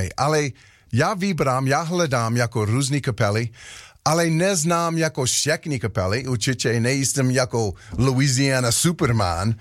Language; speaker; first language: Czech; non-native, learner; English